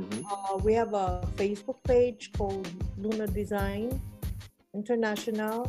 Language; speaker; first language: English; non-native, local second language; Filipino